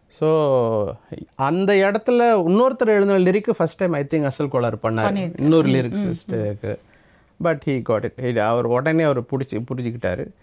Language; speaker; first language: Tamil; native; Tamil